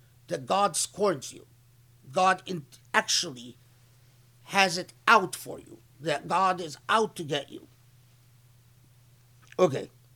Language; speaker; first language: English; non-native, fluent; Arabic